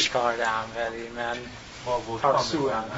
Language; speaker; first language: Tajik; non-native, learner; English